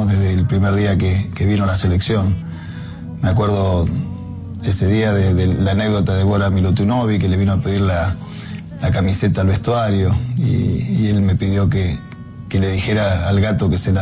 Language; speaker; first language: Spanish; native; Spanish